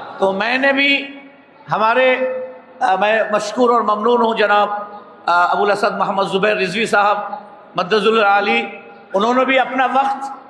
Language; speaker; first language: Urdu; non-native, fluent; Bangla